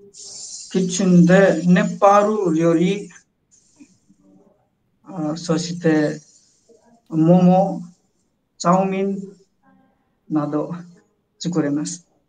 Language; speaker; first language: Japanese; non-native, learner; Nepali